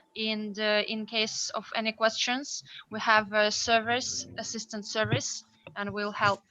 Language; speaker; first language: English; non-native, fluent; Belarusian